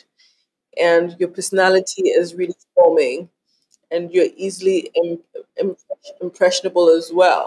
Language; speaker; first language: English; non-native, local second language; Akan